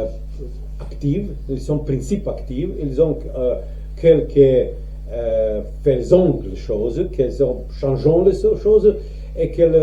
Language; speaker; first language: French; non-native, learner; Croatian